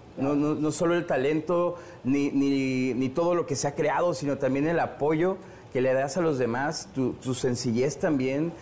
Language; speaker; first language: Spanish; native; Spanish